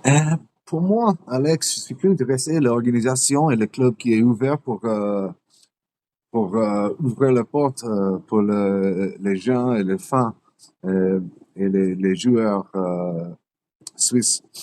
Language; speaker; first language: French; non-native, learner; English